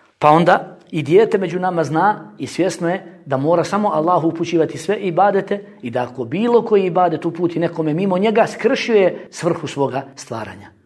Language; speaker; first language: Bosnian; native; Bosnian